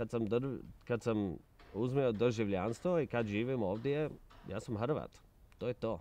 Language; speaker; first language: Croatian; non-native, learner; English